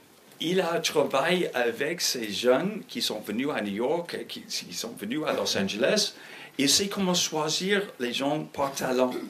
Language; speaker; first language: French; non-native, fluent; English